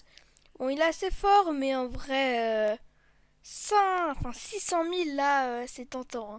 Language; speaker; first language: French; native; French